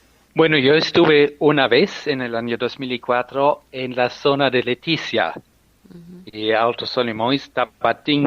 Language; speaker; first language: Spanish; non-native, fluent; German